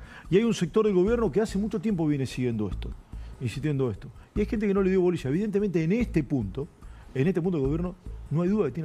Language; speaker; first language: Spanish; native; Spanish